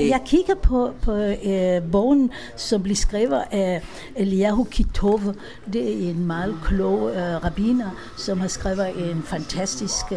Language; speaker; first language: Danish; non-native, fluent; Hebrew